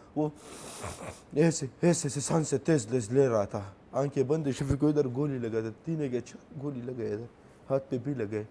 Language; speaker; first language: Urdu; non-native, local second language; Pashto